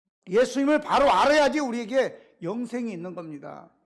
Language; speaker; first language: Korean; native; Korean